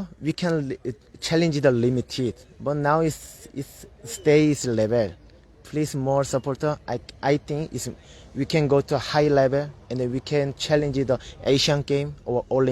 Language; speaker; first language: English; non-native, learner; Korean